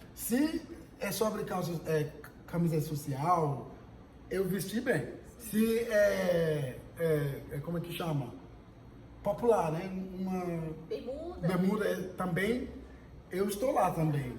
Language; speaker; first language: Portuguese; non-native, fluent; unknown